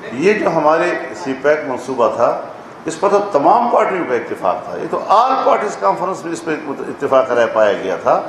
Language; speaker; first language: Urdu; non-native, local second language; Pashto